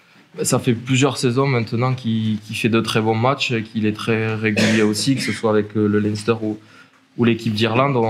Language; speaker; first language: French; native; French